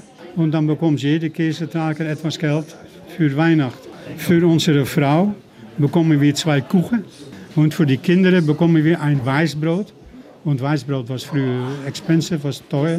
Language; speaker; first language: German; non-native, learner; Dutch